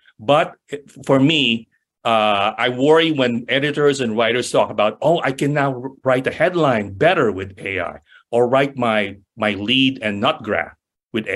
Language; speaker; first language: English; non-native, local second language; Filipino